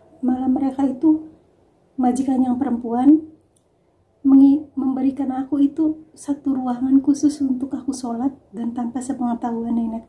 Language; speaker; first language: Indonesian; non-native, local second language; Javanese